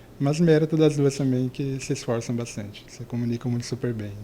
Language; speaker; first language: Portuguese; native; Portuguese